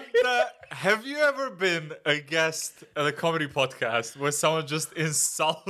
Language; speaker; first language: English; non-native, fluent; Macedonian